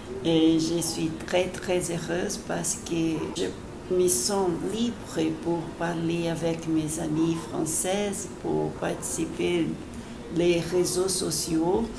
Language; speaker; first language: French; non-native, learner; Portuguese